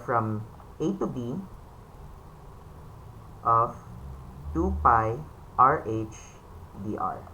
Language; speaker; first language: English; non-native, local second language; Filipino